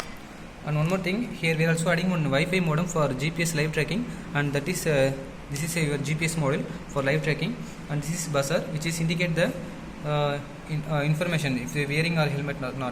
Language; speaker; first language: English; non-native, local second language; Tamil